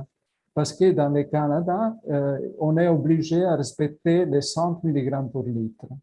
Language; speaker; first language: French; non-native, fluent; Italian